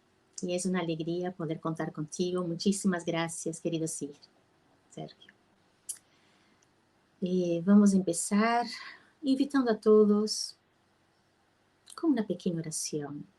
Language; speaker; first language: Spanish; non-native, fluent; Portuguese